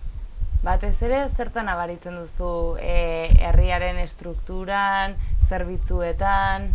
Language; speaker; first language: Basque; native; Basque